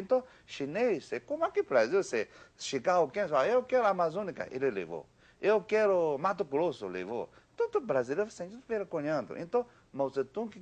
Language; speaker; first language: Portuguese; non-native, learner; Chinese